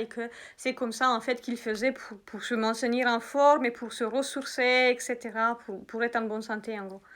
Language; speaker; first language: French; native; French